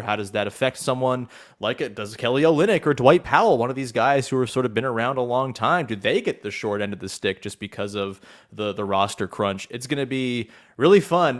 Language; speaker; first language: English; native; English